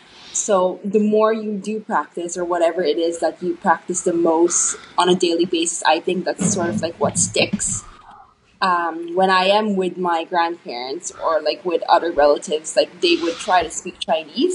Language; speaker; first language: English; non-native, local second language; Filipino